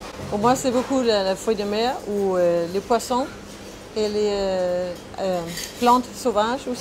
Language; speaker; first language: French; non-native, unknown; Danish